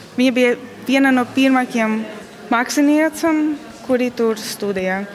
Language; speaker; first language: Latvian; non-native, learner; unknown